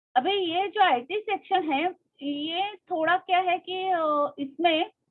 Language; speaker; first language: Hindi; non-native, local second language; Marathi